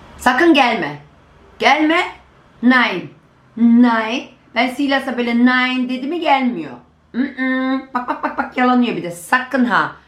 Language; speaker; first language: Turkish; native; Turkish